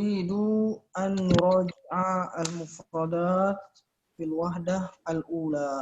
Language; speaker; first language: Arabic; non-native, fluent; Indonesian